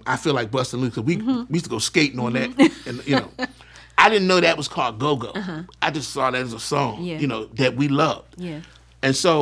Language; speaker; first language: English; native; English